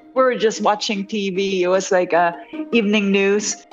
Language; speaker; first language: English; non-native, local second language; Hiligaynon